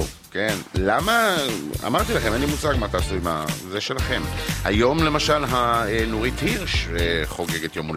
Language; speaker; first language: Hebrew; native; Hebrew